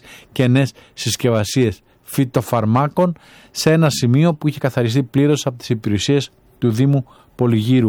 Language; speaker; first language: Greek; native; Greek